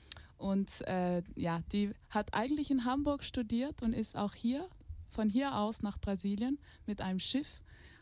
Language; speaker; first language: German; early bilingual, heritage; German